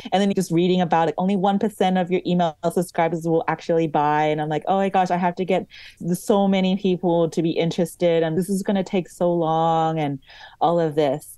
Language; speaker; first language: English; native; English